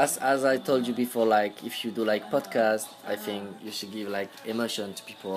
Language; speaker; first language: English; non-native, fluent; French